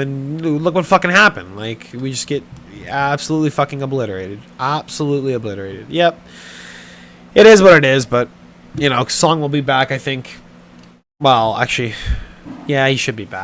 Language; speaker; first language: English; native; English